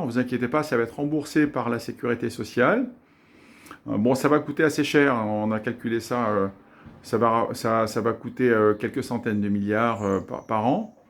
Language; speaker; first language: French; native; French